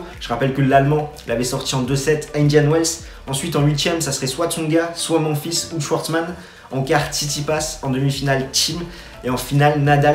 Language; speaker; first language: French; native; French